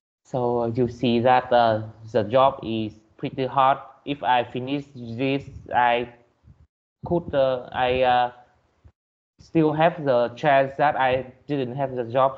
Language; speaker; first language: English; non-native, learner; Vietnamese